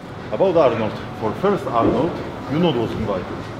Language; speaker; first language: English; non-native, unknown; Polish